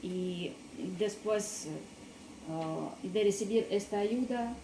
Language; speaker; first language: Spanish; non-native, learner; Russian